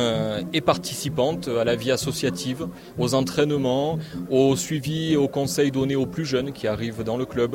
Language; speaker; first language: French; native; French